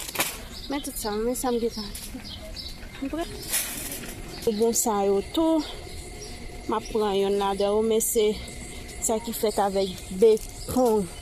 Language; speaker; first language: French; non-native, learner; Haitian Creole